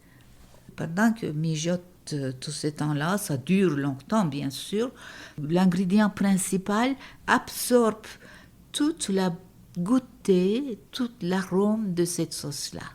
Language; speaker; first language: French; non-native, fluent; Turkish